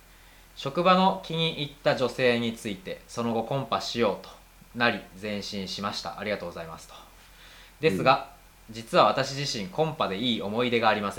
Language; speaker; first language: Japanese; native; Japanese